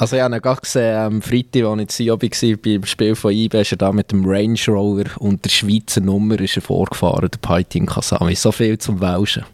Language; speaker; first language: German; native; German